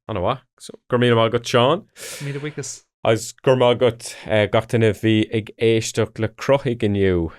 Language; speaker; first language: Irish; non-native, local second language; English